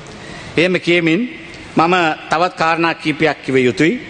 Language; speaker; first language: Sinhala; non-native, local second language; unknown